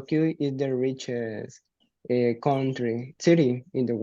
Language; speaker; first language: English; non-native, learner; Spanish